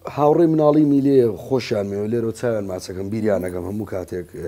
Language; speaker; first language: Central Kurdish; native; Central Kurdish